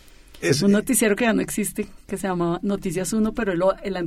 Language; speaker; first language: Spanish; native; Spanish